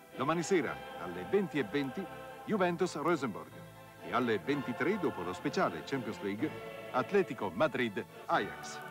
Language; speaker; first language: Italian; native; Italian